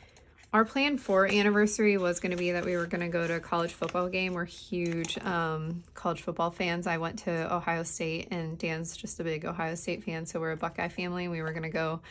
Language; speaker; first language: English; native; English